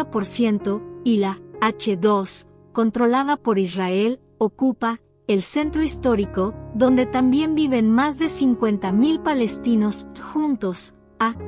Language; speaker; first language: Spanish; native; Spanish